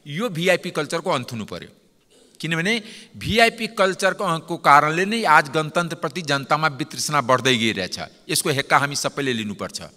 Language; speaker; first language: Nepali; non-native, local second language; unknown